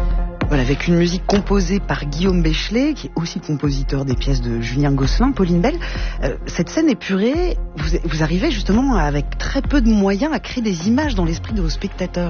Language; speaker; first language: French; native; French